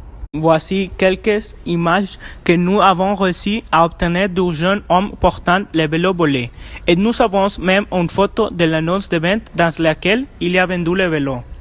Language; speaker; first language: French; non-native, learner; Spanish